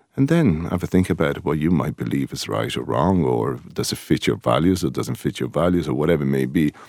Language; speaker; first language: English; non-native, fluent; Italian